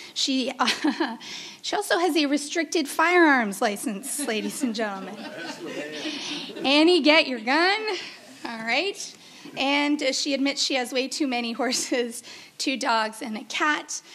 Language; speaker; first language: English; native; English